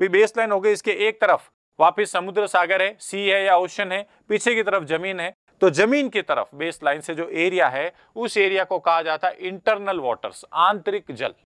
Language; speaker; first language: Hindi; native; Hindi